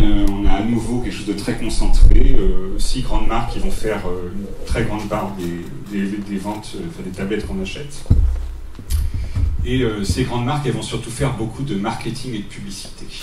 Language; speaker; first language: French; native; French